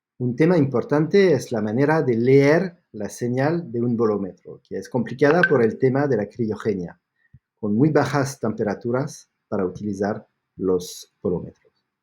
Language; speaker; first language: Spanish; non-native, fluent; French